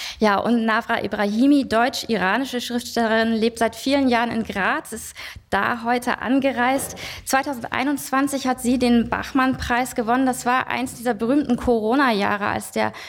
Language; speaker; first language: German; native; German